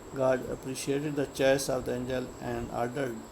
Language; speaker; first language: English; non-native, local second language; Urdu